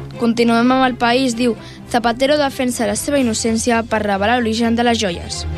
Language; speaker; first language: Catalan; native; Catalan